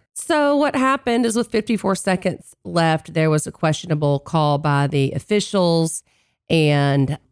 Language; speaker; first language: English; native; English